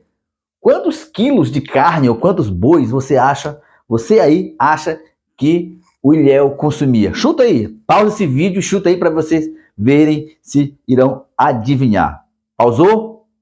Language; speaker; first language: Portuguese; native; Portuguese